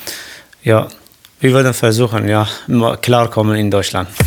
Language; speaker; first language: German; non-native, learner; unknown